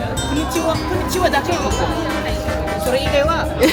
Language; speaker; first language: Japanese; non-native, learner; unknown